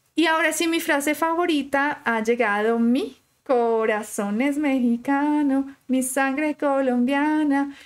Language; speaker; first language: Spanish; native; Spanish